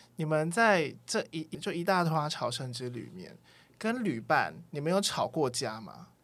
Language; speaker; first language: Chinese; native; Chinese